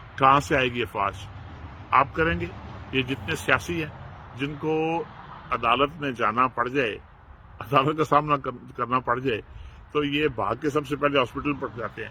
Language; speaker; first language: Urdu; non-native, local second language; Punjabi